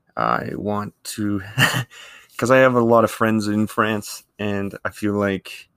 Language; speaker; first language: English; native; English